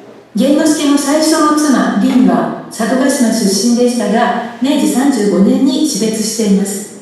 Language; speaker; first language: Japanese; native; Japanese